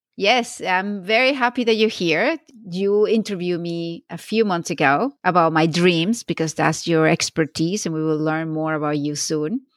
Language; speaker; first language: English; non-native, fluent; Spanish